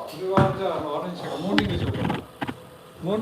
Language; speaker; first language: Japanese; native; Japanese